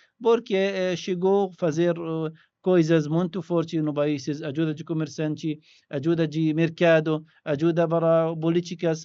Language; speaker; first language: Portuguese; non-native, learner; Arabic